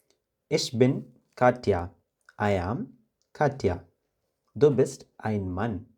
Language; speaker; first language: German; non-native, fluent; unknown